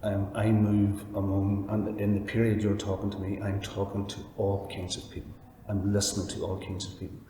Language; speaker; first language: English; native; English